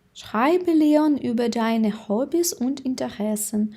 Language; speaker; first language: German; non-native, fluent; Ukrainian